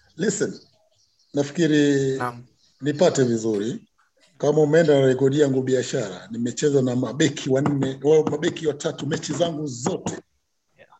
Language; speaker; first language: Swahili; non-native, local second language; Luyia